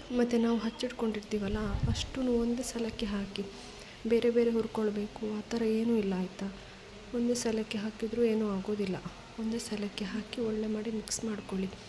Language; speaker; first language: Kannada; non-native, local second language; Malayalam